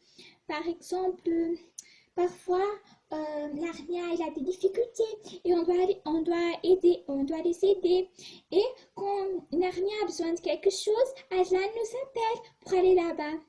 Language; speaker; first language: French; non-native, fluent; Portuguese